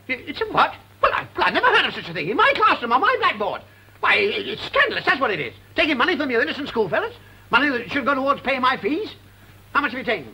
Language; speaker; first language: English; native; English